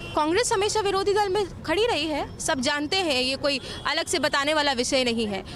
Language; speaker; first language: Hindi; native; Hindi